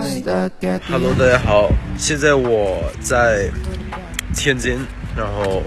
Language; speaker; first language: Chinese; non-native, fluent; Thai